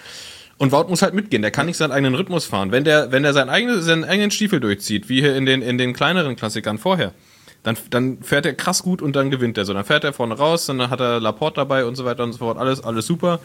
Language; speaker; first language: German; native; German